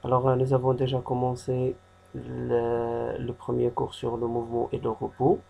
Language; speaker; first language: French; non-native, local second language; Arabic